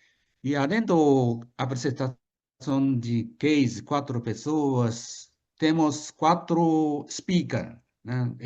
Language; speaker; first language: Portuguese; non-native, fluent; Japanese